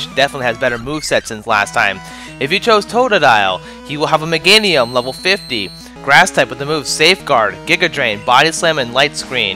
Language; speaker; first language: English; native; English